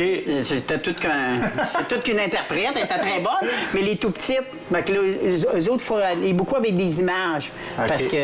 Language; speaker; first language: French; native; French